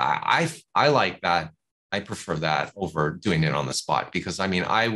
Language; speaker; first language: English; native; English